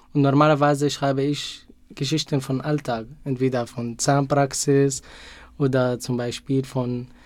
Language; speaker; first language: German; non-native, fluent; Arabic